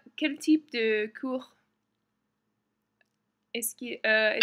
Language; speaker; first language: French; non-native, learner; English